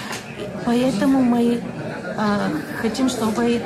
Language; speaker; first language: Russian; non-native, fluent; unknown